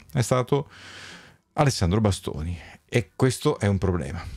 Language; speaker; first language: Italian; native; Italian